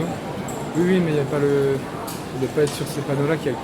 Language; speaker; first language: French; native; French